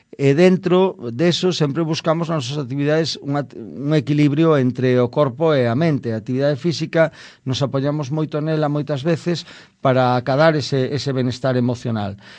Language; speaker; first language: Galician; non-native, local second language; Spanish